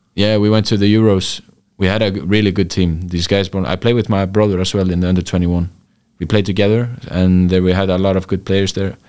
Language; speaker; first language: English; non-native, fluent; Icelandic